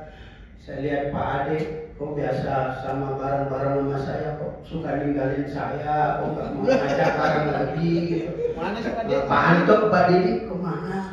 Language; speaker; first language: Indonesian; native; Indonesian